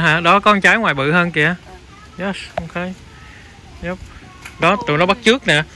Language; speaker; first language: Vietnamese; native; Vietnamese